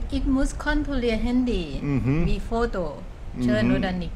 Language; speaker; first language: German; non-native, learner; Thai